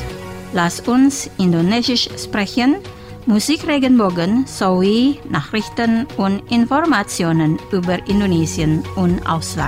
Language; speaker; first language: German; non-native, fluent; Indonesian